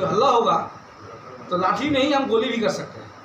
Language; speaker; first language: Hindi; non-native, local second language; Bangla